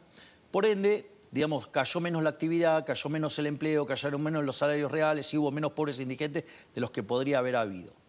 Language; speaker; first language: Spanish; native; Spanish